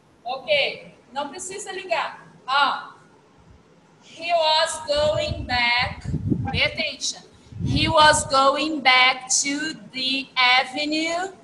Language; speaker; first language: English; non-native, fluent; Portuguese